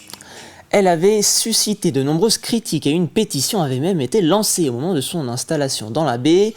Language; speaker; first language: French; native; French